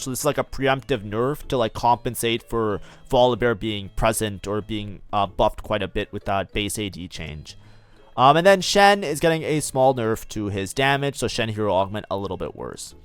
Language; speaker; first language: English; native; English